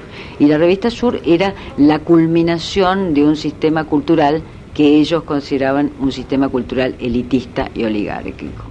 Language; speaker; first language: Spanish; native; Spanish